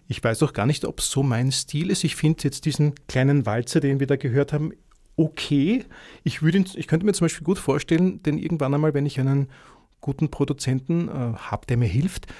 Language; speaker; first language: German; native; German